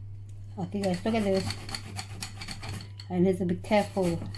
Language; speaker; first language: English; non-native, learner; Filipino